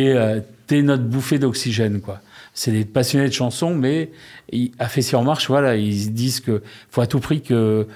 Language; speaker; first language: French; native; French